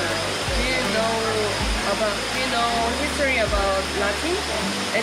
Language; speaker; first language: English; non-native, learner; Korean